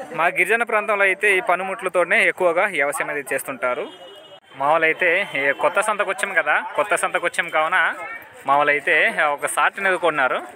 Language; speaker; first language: Telugu; non-native, local second language; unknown